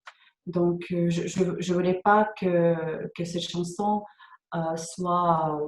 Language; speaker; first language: French; non-native, fluent; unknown